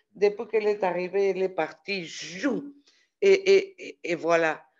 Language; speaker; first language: French; non-native, fluent; Spanish